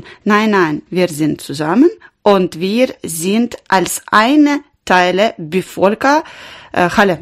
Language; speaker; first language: German; non-native, learner; Ukrainian